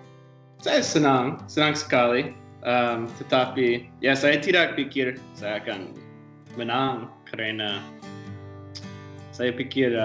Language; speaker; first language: Indonesian; non-native, learner; English